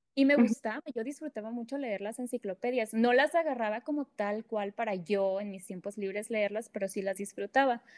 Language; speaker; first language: Spanish; native; Spanish